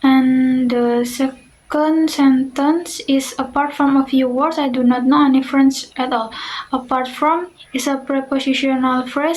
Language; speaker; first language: English; non-native, learner; Indonesian